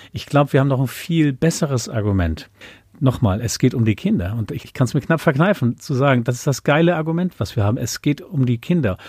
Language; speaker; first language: German; native; German